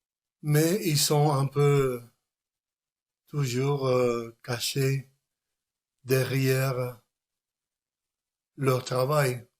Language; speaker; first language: French; non-native, fluent; Spanish